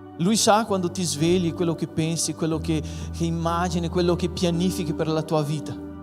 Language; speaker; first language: Italian; non-native, fluent; Portuguese